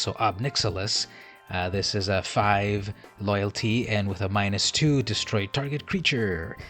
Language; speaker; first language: English; native; English